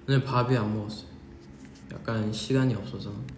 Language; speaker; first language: Korean; non-native, fluent; Chinese